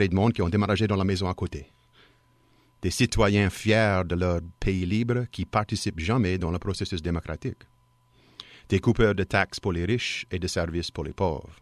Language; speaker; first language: French; native; French